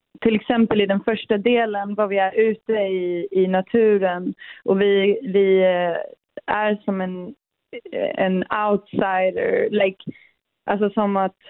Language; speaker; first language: Swedish; early bilingual, other home language; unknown